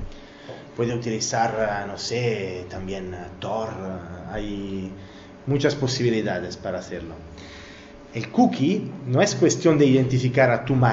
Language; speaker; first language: Spanish; non-native, learner; Italian